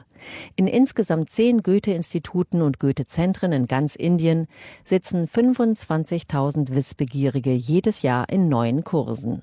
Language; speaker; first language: German; native; German